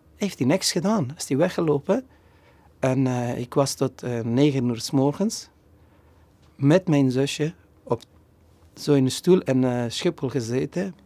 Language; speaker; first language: Dutch; non-native, fluent; Persian